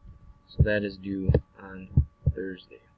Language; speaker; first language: English; native; English